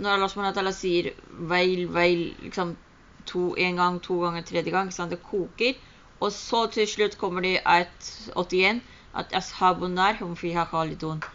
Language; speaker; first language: Norwegian; early bilingual, other home language; Urdu